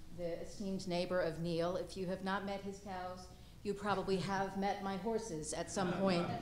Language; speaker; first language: English; native; English